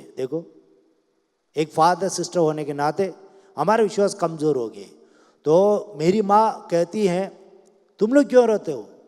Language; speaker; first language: Hindi; non-native, local second language; Malayalam